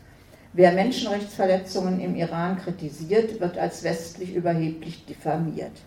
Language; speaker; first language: German; native; German